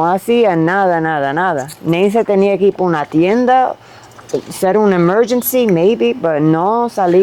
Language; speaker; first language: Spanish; early bilingual, heritage; Spanish